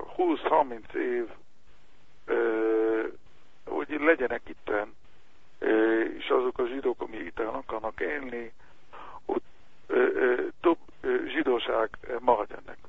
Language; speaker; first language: Hungarian; non-native, learner; Hebrew